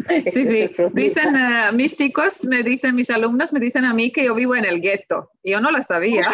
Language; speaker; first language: Spanish; non-native, fluent; Swedish